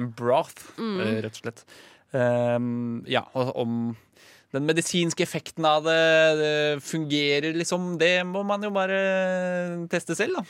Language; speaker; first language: Norwegian; native; Norwegian